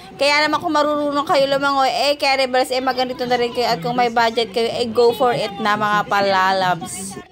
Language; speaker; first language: Filipino; non-native, local second language; Cebuano